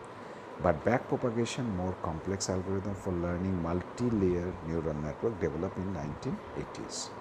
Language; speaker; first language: English; non-native, local second language; Bangla